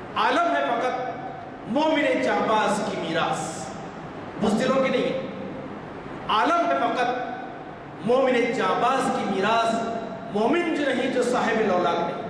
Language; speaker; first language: Urdu; native; Urdu